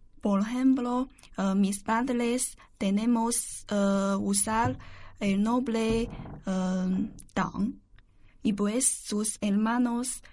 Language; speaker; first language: Spanish; non-native, learner; Chinese